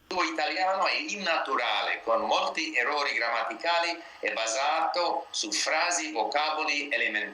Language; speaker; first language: Italian; non-native, learner; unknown